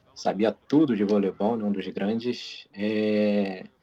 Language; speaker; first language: Portuguese; native; Portuguese